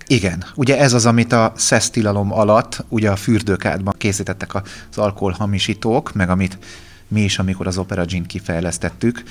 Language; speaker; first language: Hungarian; native; Hungarian